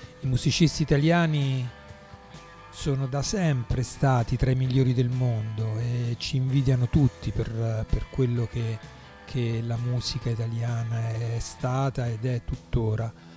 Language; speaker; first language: Italian; native; Italian